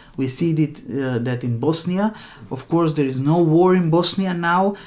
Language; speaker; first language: English; non-native, fluent; Macedonian